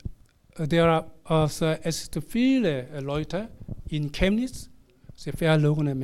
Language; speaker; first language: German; non-native, fluent; Korean